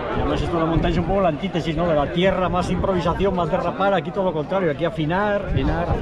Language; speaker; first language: Spanish; native; Spanish